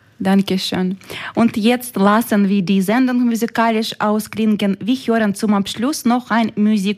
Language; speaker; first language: German; non-native, fluent; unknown